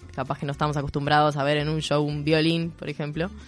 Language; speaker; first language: Spanish; native; Spanish